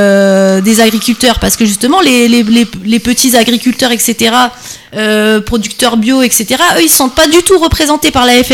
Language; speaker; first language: French; native; French